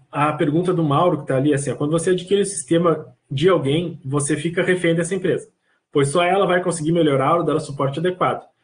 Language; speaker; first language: Portuguese; native; Portuguese